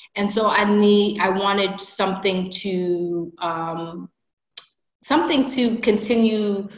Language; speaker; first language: English; native; English